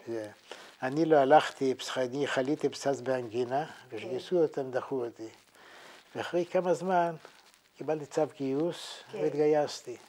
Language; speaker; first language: Hebrew; non-native, fluent; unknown